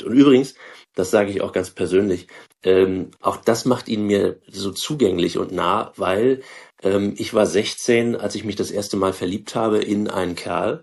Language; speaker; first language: German; native; German